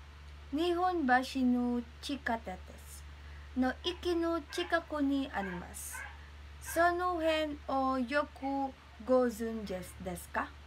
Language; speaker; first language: Japanese; non-native, learner; Filipino